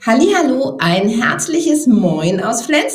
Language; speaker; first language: German; native; German